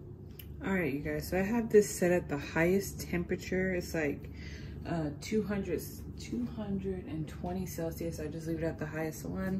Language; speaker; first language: English; native; English